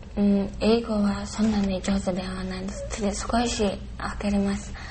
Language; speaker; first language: Japanese; non-native, learner; Mongolian